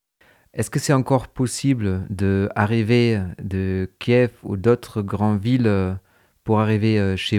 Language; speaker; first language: French; non-native, fluent; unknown